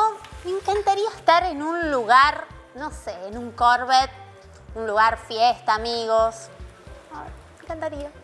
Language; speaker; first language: Spanish; native; Spanish